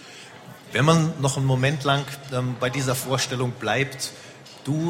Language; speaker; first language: German; native; German